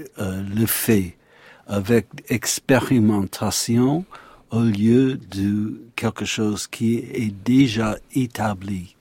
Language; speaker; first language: French; non-native, learner; English